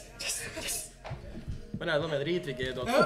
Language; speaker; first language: Latvian; native; Latvian